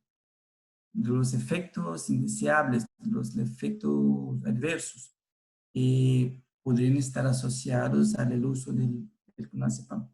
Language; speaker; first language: Spanish; non-native, fluent; Portuguese